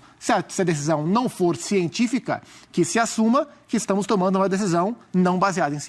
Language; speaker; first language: Portuguese; native; Portuguese